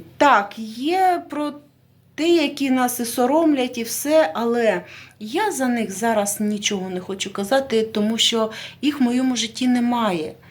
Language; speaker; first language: Ukrainian; non-native, local second language; Russian